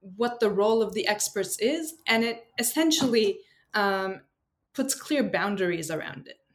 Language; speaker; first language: English; non-native, fluent; Turkish